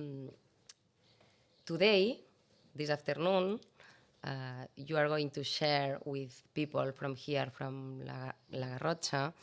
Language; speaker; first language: English; non-native, fluent; Catalan